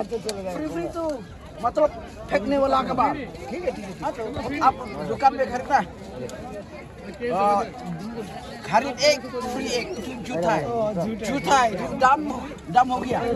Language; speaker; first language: Hindi; non-native, learner; Malay